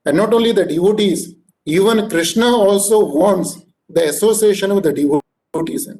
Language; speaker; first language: English; non-native, local second language; Hindi